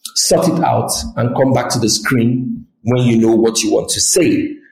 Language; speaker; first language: English; non-native, local second language; Yoruba